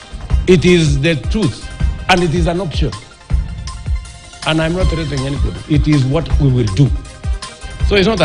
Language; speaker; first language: English; non-native, local second language; Swahili